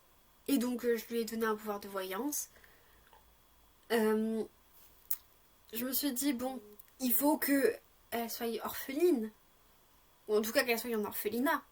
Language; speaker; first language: French; native; French